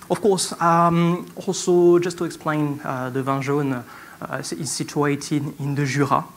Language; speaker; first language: English; non-native, fluent; French